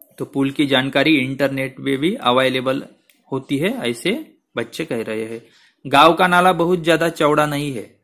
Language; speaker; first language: Hindi; non-native, local second language; Marathi